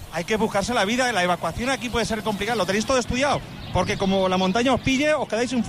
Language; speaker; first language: Spanish; native; Spanish